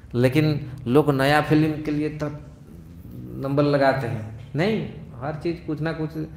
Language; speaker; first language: Hindi; non-native, local second language; Odia